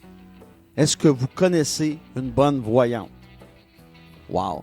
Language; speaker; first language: French; native; French